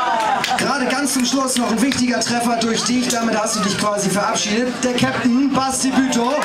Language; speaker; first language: German; native; German